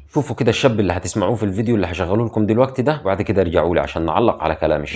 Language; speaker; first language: Arabic; native; Arabic